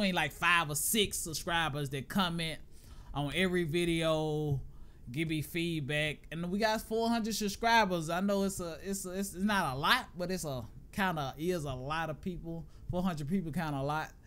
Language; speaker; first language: English; native; English